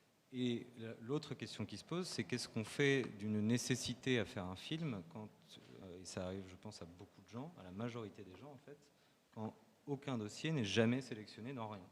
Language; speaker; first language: French; native; French